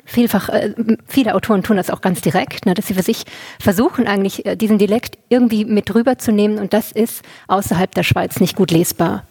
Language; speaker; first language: German; native; German